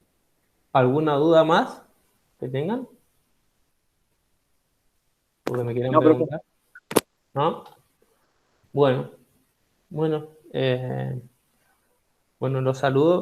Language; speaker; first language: Spanish; native; Spanish